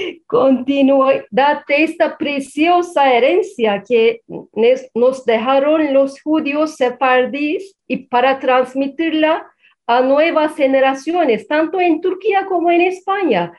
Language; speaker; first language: Spanish; non-native, fluent; Turkish